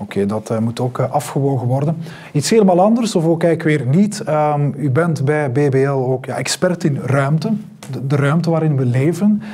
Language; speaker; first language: Dutch; native; Dutch